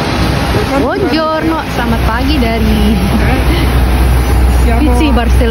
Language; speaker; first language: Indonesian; non-native, local second language; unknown